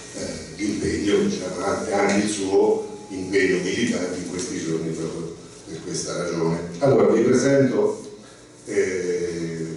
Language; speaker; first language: Italian; native; Italian